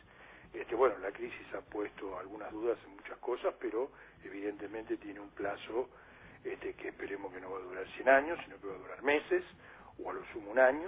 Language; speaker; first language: Spanish; native; Spanish